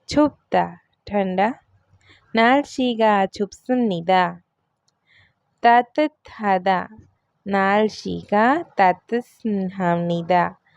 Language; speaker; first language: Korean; non-native, fluent; Hindi